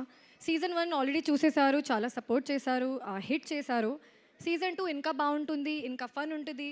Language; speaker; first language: Telugu; non-native, fluent; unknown